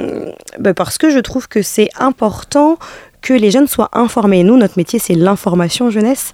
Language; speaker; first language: French; native; French